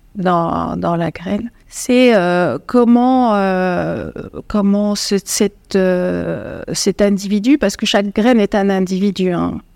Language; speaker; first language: French; non-native, local second language; Arabic